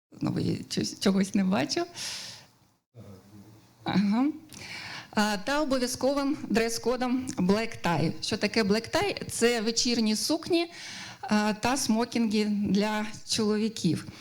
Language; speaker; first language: Ukrainian; native; Ukrainian